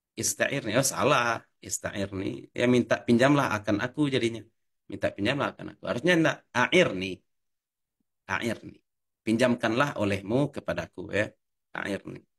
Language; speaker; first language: Indonesian; native; Indonesian